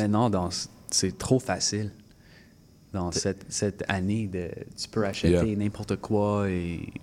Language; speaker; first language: French; non-native, local second language; English